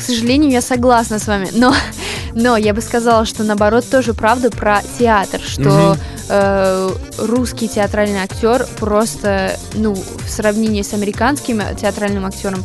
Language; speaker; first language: Russian; non-native, fluent; English